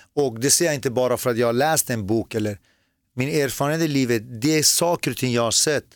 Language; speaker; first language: Swedish; early bilingual, other home language; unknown